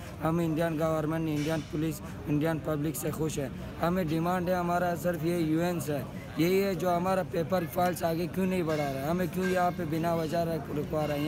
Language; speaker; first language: Hindi; non-native, fluent; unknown